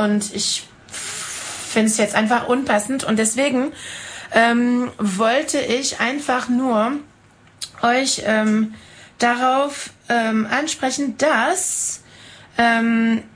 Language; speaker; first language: German; non-native, fluent; French